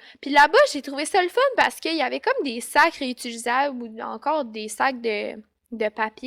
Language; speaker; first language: French; native; French